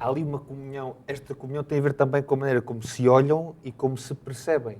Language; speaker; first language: Portuguese; native; Portuguese